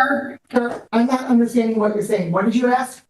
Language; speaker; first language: English; native; English